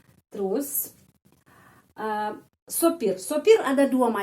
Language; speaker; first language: Indonesian; non-native, fluent; Russian